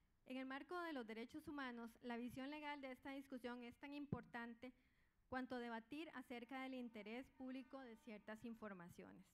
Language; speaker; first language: Spanish; native; Spanish